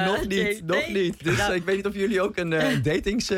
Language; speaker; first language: Dutch; native; Dutch